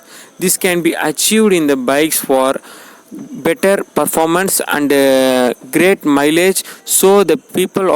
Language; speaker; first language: English; non-native, local second language; Tamil